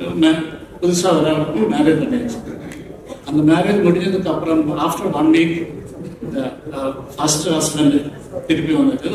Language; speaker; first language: Tamil; non-native, learner; Malayalam